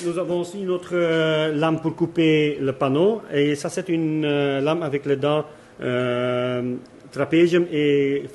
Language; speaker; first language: French; non-native, local second language; Dutch